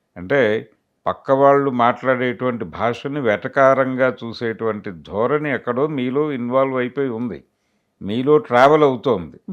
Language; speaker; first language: Telugu; native; Telugu